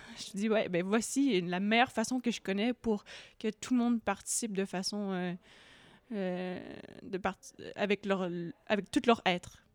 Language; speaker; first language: French; native; French